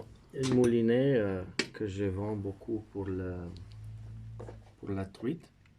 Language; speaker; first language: French; non-native, fluent; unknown